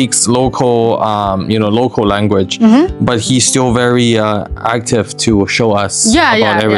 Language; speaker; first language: English; non-native, fluent; Chinese